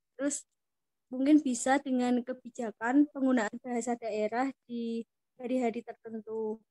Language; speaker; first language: Indonesian; non-native, local second language; Balinese